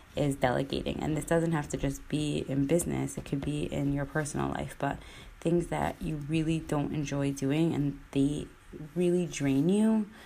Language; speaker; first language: English; native; English